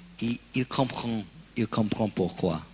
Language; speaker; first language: French; non-native, fluent; English